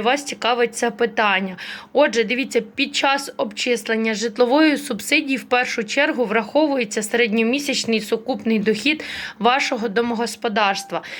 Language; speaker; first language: Ukrainian; native; Ukrainian